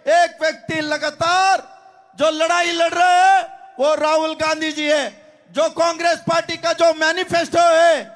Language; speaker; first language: Hindi; non-native, local second language; Kannada